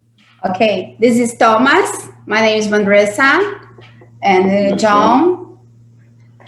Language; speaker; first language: English; non-native, learner; Portuguese